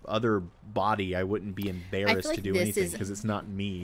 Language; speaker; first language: English; native; English